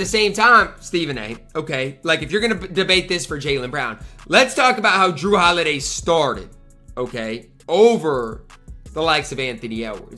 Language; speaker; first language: English; native; English